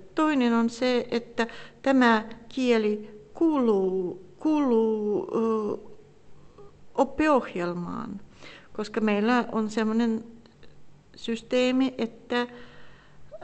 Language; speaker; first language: Finnish; non-native, fluent; Russian